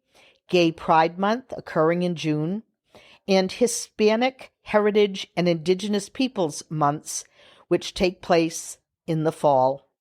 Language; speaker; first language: English; native; English